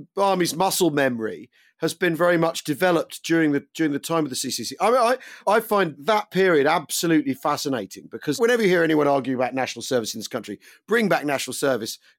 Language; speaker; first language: English; native; English